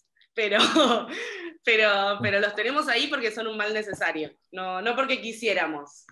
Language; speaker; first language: Spanish; native; Spanish